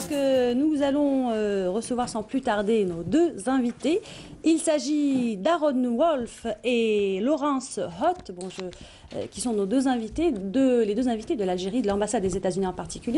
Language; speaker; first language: French; native; French